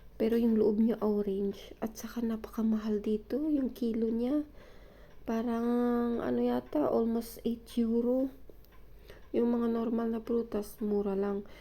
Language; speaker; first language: Filipino; non-native, local second language; Cebuano